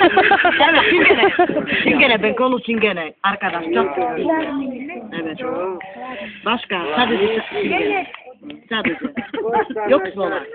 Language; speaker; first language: Turkish; non-native, learner; Slovak